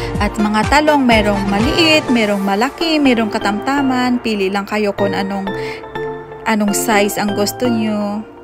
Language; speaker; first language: Filipino; native; Filipino